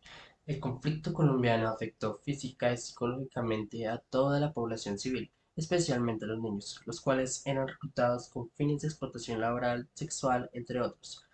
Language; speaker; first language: Spanish; native; Spanish